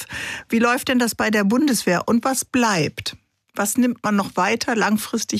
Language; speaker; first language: German; native; German